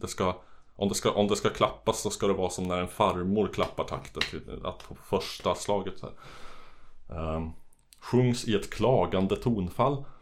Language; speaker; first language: Swedish; native; Swedish